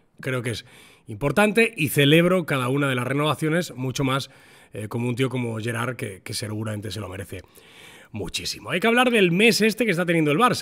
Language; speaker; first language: Spanish; native; Spanish